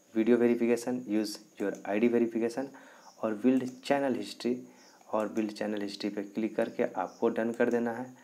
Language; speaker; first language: Hindi; native; Hindi